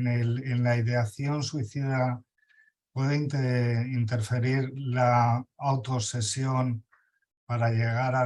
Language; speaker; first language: Spanish; native; Spanish